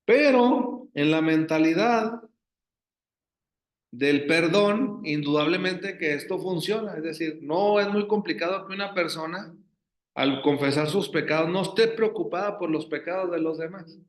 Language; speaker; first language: Spanish; native; Spanish